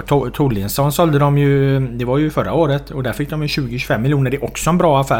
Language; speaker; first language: Swedish; native; Swedish